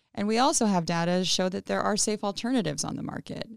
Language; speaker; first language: English; early bilingual, other home language; Spanish